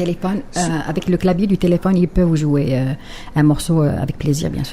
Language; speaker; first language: French; non-native, local second language; Arabic